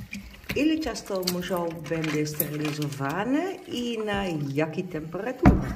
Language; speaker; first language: Polish; non-native, learner; Dutch